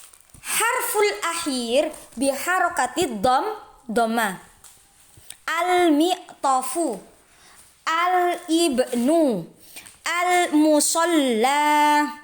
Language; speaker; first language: Arabic; non-native, fluent; Indonesian